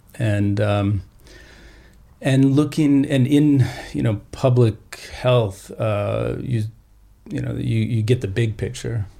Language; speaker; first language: English; native; English